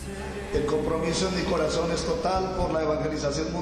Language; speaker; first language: Spanish; native; Spanish